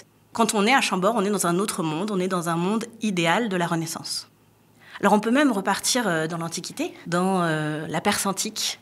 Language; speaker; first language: French; native; French